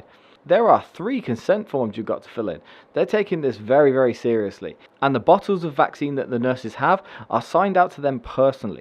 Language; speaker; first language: English; native; English